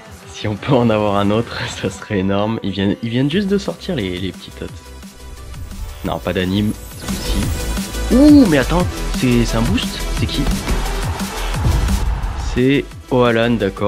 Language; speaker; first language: French; native; French